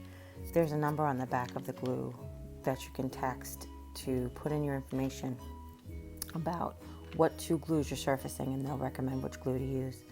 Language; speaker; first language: English; native; English